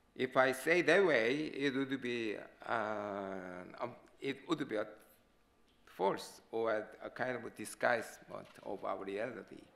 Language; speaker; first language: English; non-native, learner; Korean